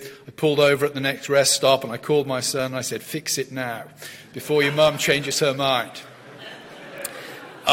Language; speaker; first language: English; native; English